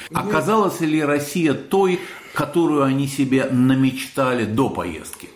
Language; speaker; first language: Russian; native; Russian